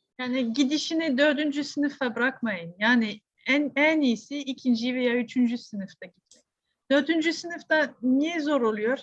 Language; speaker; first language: Turkish; non-native, fluent; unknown